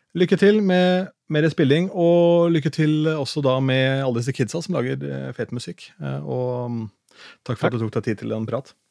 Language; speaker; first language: Norwegian; native; Norwegian